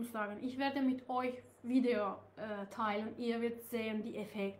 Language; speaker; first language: German; non-native, learner; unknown